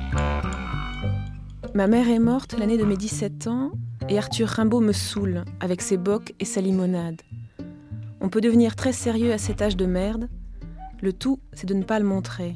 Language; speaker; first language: French; native; French